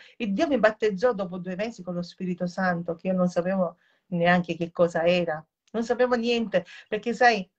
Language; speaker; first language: Italian; native; Italian